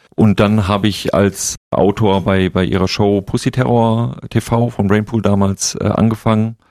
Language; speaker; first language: German; native; German